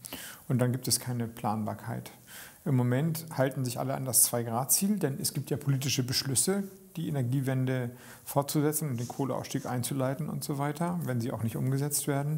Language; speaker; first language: German; native; German